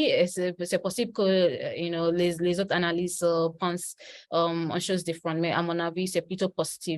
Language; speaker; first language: French; non-native, learner; Yoruba